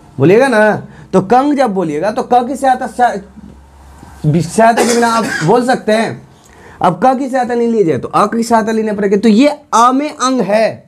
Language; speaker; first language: Hindi; non-native, local second language; Bangla